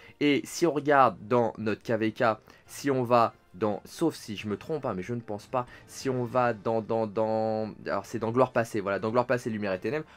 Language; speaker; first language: French; native; French